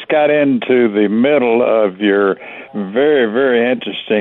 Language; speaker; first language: English; native; English